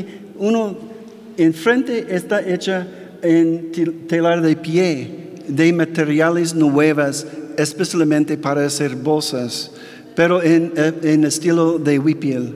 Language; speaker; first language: Spanish; non-native, fluent; English